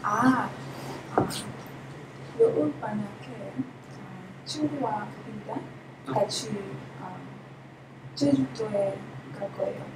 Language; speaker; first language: Korean; non-native, learner; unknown